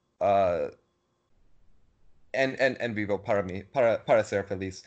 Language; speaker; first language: Spanish; non-native, learner; English